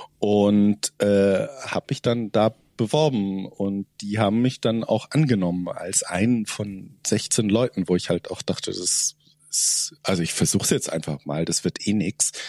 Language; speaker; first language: German; native; German